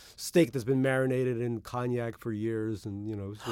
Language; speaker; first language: English; native; English